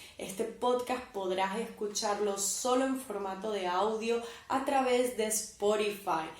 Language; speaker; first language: Spanish; native; Spanish